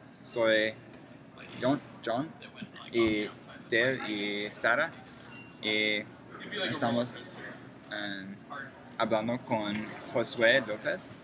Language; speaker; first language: Spanish; non-native, learner; English